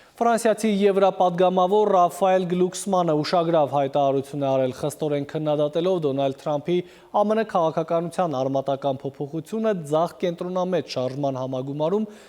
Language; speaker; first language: Armenian; native; Armenian